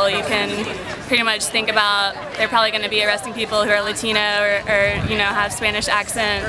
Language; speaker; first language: English; native; English